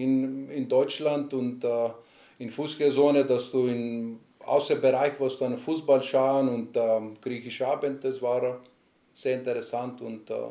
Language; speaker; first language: German; non-native, learner; Greek